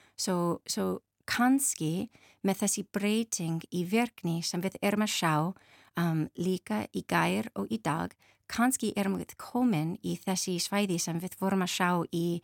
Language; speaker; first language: Icelandic; non-native, learner; English